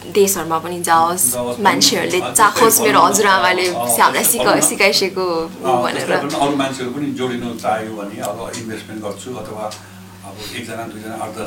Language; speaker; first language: Nepali; native; Nepali